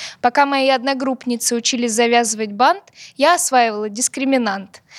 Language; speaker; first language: Russian; native; Russian